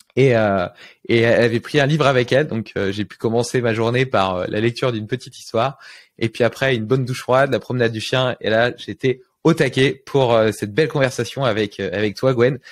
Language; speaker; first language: French; native; French